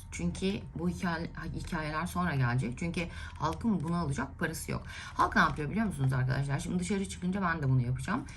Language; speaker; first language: Turkish; native; Turkish